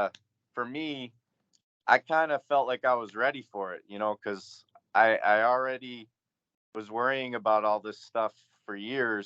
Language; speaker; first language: English; native; English